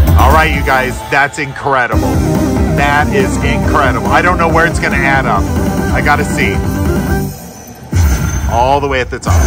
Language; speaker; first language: English; native; English